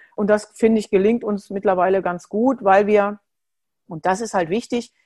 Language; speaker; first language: German; native; German